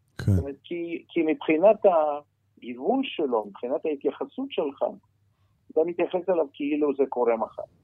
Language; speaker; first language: Hebrew; non-native, fluent; Russian